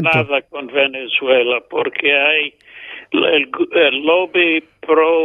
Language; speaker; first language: Spanish; non-native, fluent; English